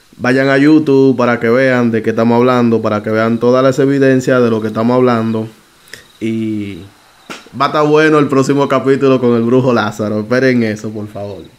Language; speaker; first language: Spanish; native; Spanish